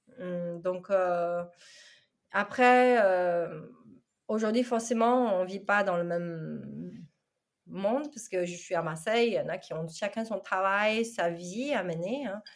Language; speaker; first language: French; non-native, fluent; Chinese